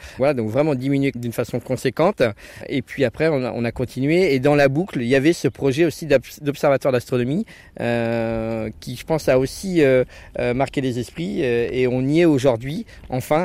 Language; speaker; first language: French; native; French